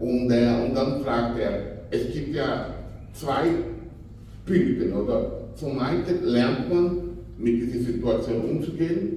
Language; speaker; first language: German; non-native, fluent; Portuguese